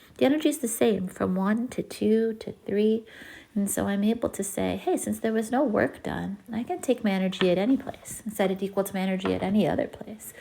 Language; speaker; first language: English; native; English